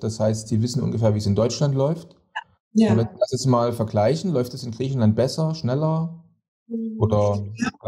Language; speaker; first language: German; native; German